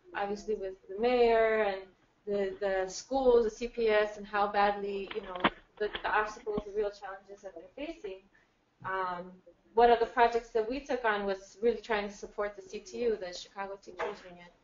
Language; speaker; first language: English; native; English